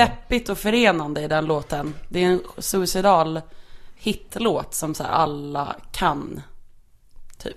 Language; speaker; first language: Swedish; native; Swedish